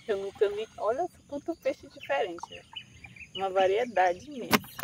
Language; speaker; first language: Portuguese; native; Portuguese